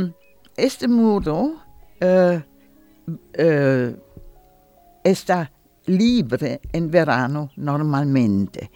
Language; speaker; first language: Spanish; non-native, learner; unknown